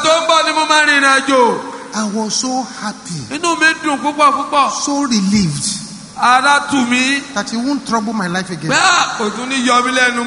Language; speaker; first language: English; non-native, local second language; Yoruba